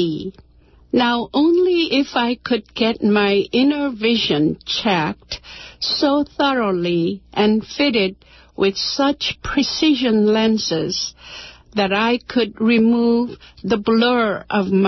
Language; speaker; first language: English; non-native, fluent; Korean